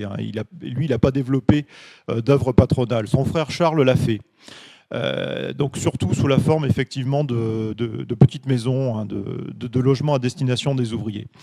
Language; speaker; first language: French; native; French